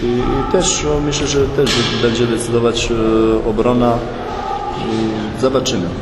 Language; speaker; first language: Polish; non-native, fluent; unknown